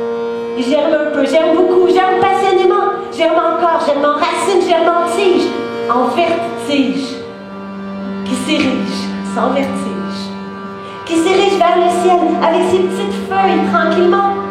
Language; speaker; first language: French; native; French